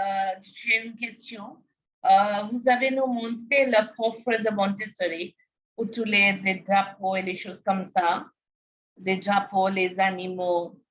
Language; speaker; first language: French; non-native, learner; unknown